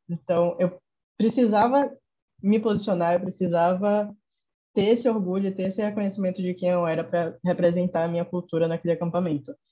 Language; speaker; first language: Portuguese; native; Portuguese